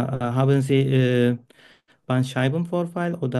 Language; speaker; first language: German; non-native, learner; Turkish